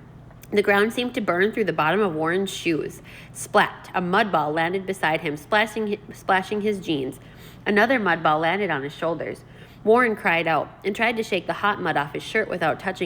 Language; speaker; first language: English; native; English